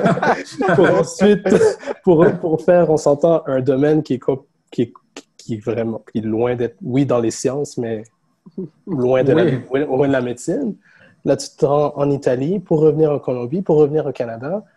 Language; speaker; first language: French; native; French